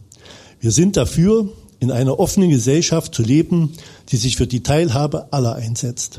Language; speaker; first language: German; native; German